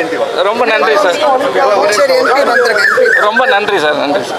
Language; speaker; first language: Tamil; native; Tamil